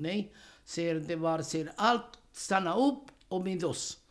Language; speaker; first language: Swedish; non-native, learner; Romany